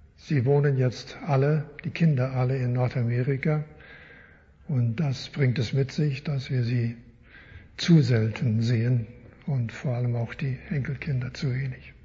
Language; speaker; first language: German; early bilingual, heritage; German